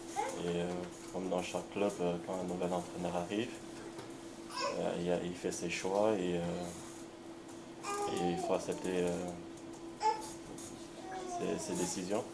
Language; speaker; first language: French; non-native, local second language; Luxembourgish